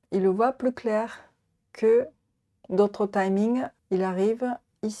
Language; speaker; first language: French; non-native, learner; Japanese